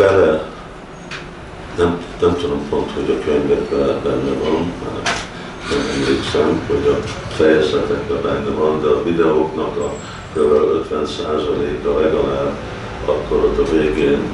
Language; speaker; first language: Hungarian; early bilingual, heritage; Hungarian